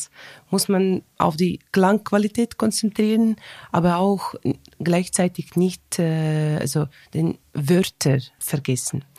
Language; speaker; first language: German; non-native, learner; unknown